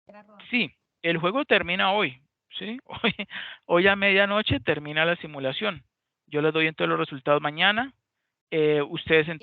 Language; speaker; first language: Spanish; native; Spanish